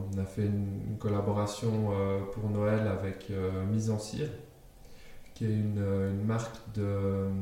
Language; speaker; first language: French; non-native, fluent; German